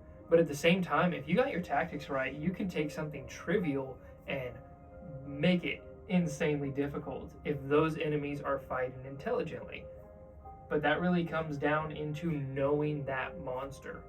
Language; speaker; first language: English; native; English